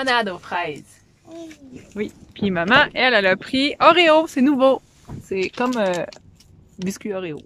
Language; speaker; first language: French; native; French